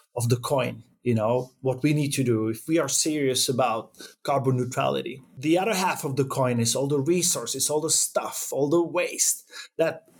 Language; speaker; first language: English; non-native, fluent; Czech